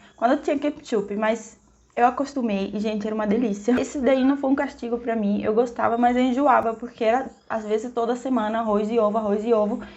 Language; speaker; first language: Portuguese; non-native, fluent; Spanish